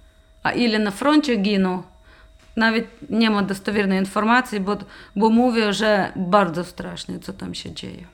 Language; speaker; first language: Polish; non-native, learner; Ukrainian